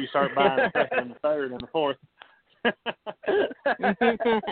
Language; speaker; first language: English; native; English